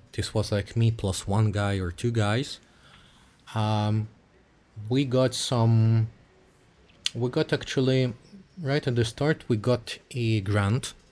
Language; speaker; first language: English; early bilingual, other home language; Russian